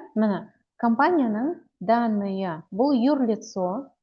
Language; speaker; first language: Russian; non-native, local second language; Kazakh